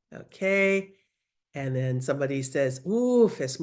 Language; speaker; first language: Spanish; non-native, learner; English